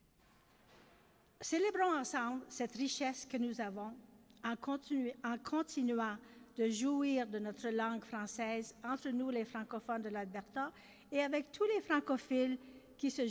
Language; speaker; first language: French; native; French